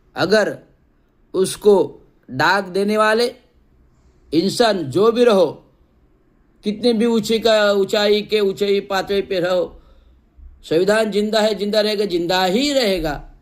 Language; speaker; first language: Hindi; non-native, local second language; Marathi